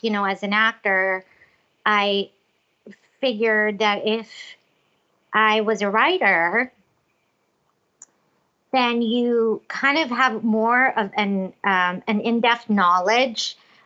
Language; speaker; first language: English; non-native, local second language; Cebuano